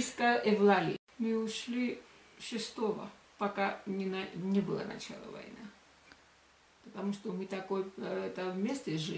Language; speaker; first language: Russian; non-native, local second language; Georgian